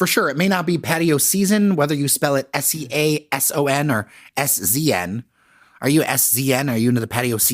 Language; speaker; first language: English; native; English